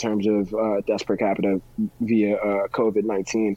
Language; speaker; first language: English; native; English